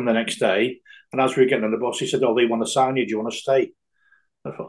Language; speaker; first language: English; native; English